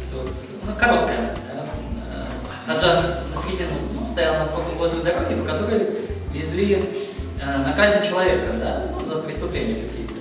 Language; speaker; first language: Russian; native; Russian